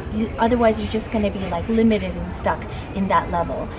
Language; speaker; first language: English; native; English